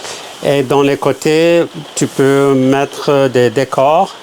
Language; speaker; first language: French; non-native, fluent; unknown